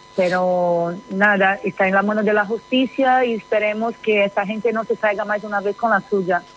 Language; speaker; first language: Spanish; non-native, fluent; Portuguese